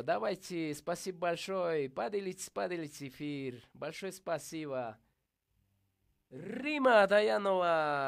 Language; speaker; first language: Russian; non-native, learner; Spanish